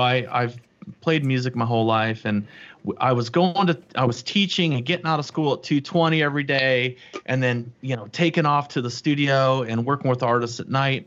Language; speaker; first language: English; native; English